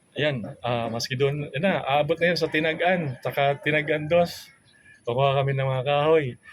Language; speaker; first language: Filipino; non-native, local second language; Cebuano